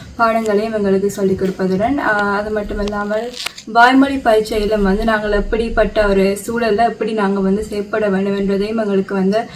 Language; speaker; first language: Tamil; early bilingual, heritage; Tamil